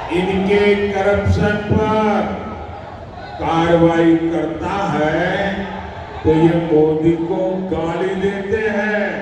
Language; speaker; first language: Hindi; non-native, local second language; Gujarati